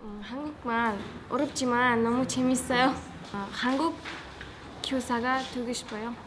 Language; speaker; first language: Korean; non-native, learner; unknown